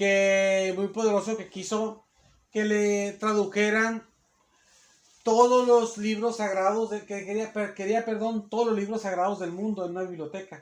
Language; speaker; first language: Spanish; native; Spanish